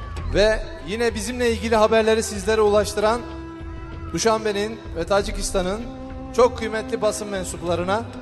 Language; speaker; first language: Turkish; native; Turkish